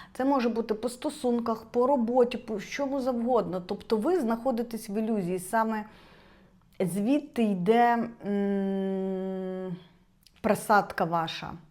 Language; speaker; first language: Ukrainian; non-native, local second language; Russian